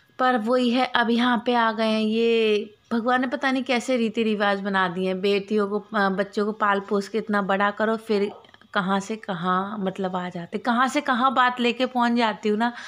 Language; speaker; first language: Hindi; native; Hindi